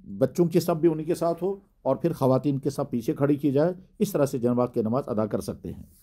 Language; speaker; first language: Urdu; non-native, local second language; Kashmiri